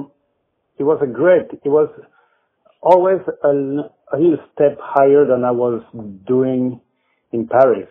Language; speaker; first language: English; non-native, fluent; French